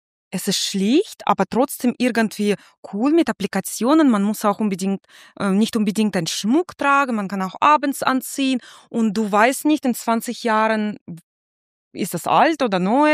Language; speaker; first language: German; non-native, fluent; Russian